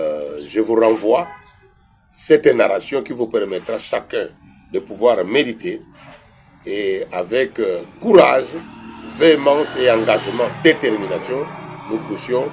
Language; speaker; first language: French; non-native, local second language; Kongo